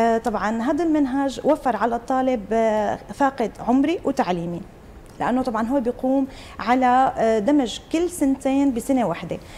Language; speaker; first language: Arabic; native; Arabic